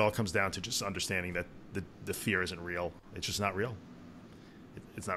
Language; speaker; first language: English; native; English